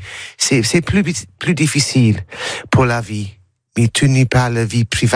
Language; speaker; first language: French; non-native, learner; English